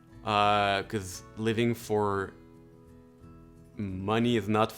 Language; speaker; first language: English; non-native, local second language; French